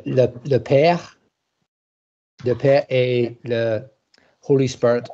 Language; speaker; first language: French; non-native, learner; English